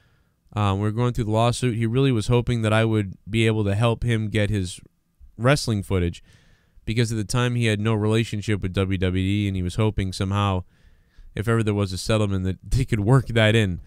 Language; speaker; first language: English; native; English